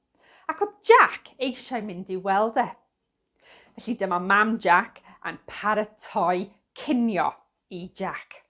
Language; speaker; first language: Welsh; non-native, fluent; English